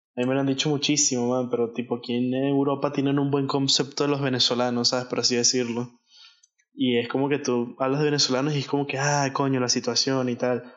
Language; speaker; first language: Spanish; native; Spanish